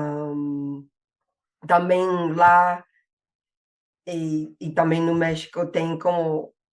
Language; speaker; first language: Portuguese; non-native, fluent; English